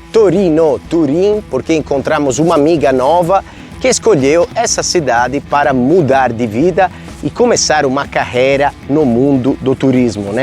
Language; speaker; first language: Portuguese; non-native, fluent; Italian